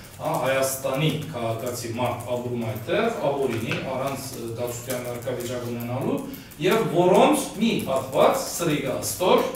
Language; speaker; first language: Armenian; early bilingual, heritage; Armenian